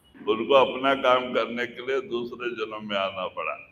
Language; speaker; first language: Hindi; non-native, local second language; Kannada